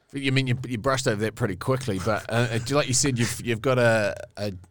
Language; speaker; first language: English; native; English